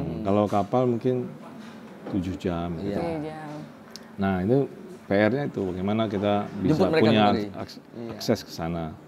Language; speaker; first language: Indonesian; native; Indonesian